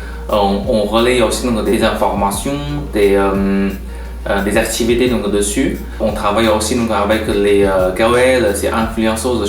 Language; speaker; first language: French; non-native, fluent; Chinese